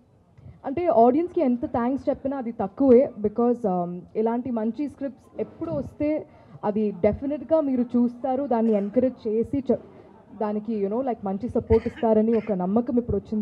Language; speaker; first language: Telugu; non-native, fluent; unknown